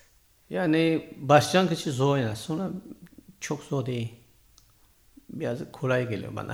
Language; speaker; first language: Turkish; non-native, learner; Chinese